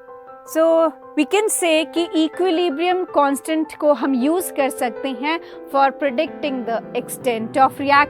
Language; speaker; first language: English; non-native, local second language; Hindi